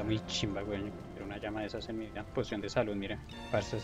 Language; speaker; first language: Spanish; native; Spanish